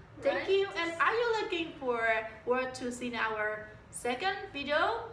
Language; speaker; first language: English; non-native, fluent; Vietnamese